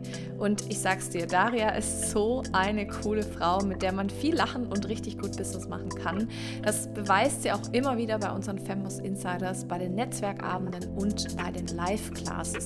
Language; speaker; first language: German; native; German